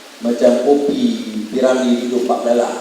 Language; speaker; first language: Malay; native; Malay